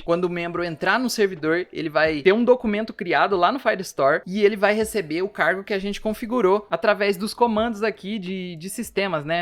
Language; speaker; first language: Portuguese; native; Portuguese